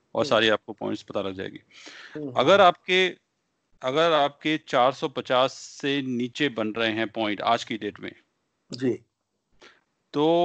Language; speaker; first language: Hindi; native; Hindi